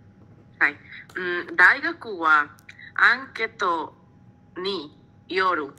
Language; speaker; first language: Japanese; non-native, learner; Spanish